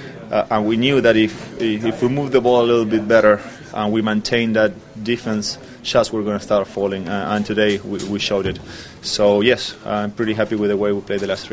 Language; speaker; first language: English; non-native, fluent; Spanish